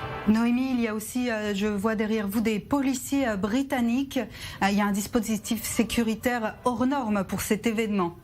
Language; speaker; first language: French; native; French